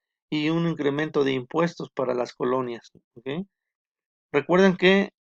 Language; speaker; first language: Spanish; native; Spanish